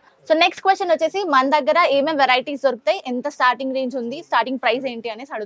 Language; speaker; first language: Telugu; native; Telugu